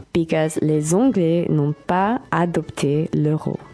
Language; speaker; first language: French; non-native, fluent; English